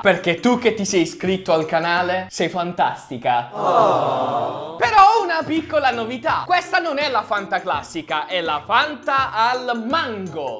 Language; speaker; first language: Italian; native; Italian